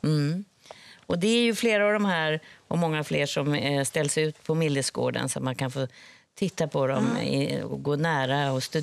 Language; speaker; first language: Swedish; native; Swedish